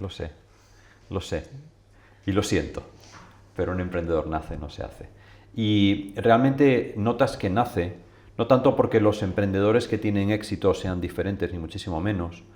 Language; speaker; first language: Spanish; native; Spanish